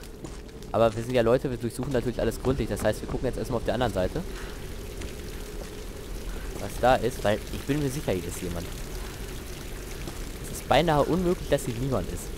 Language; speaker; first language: German; native; German